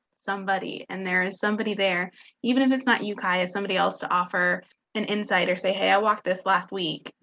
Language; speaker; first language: English; native; English